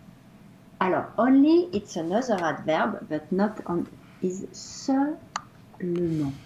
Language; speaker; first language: English; non-native, fluent; French